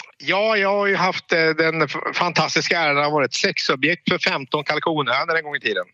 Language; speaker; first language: Swedish; native; Swedish